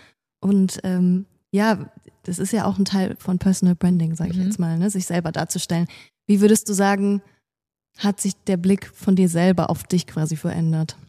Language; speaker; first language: German; native; German